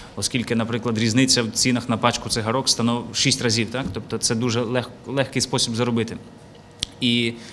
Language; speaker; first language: Ukrainian; native; Ukrainian